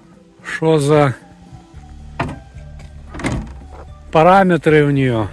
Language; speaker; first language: Russian; native; Russian